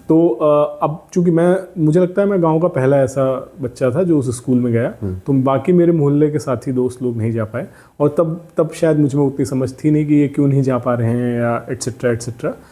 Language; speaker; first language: Hindi; native; Hindi